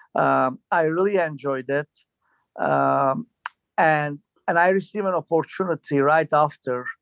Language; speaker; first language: English; non-native, fluent; Turkish